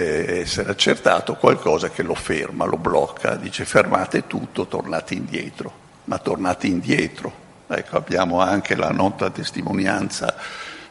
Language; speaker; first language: Italian; native; Italian